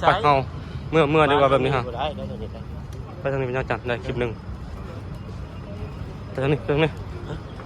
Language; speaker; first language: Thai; non-native, learner; Lao